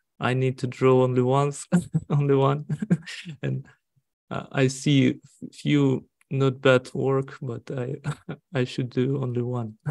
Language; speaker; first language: English; non-native, learner; Russian